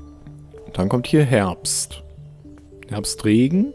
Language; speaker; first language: German; native; German